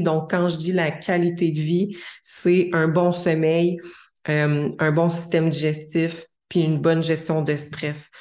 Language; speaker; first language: French; native; French